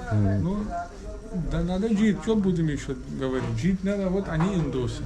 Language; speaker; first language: Russian; non-native, learner; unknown